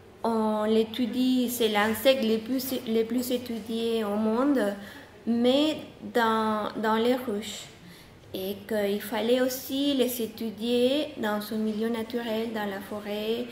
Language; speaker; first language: French; non-native, fluent; Spanish